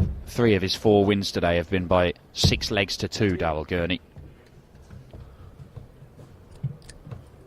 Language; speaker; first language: English; native; English